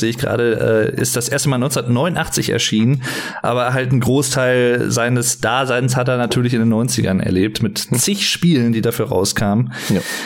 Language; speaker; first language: German; native; German